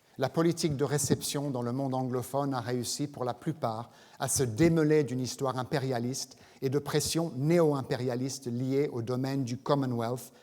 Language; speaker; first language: French; non-native, fluent; English